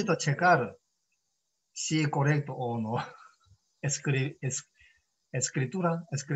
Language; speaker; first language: Spanish; non-native, learner; Korean